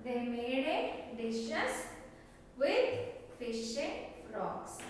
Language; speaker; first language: English; non-native, local second language; Kannada